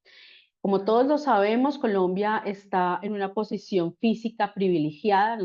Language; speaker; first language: Spanish; native; Spanish